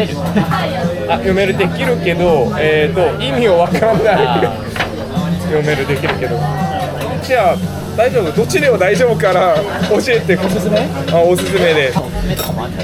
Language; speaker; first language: Japanese; non-native, learner; Korean